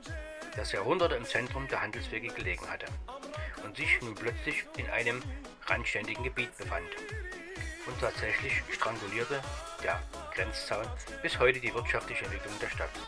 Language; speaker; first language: German; native; German